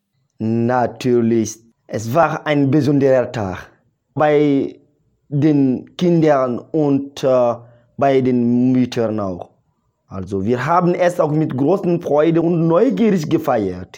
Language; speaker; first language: German; non-native, learner; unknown